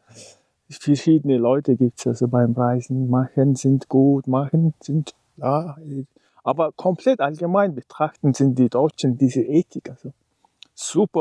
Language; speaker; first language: German; non-native, learner; Mongolian